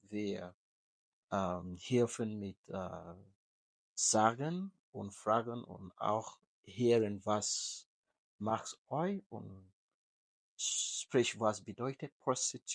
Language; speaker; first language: German; non-native, learner; English